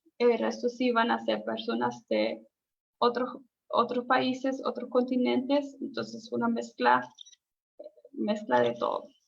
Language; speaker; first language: Spanish; non-native, fluent; German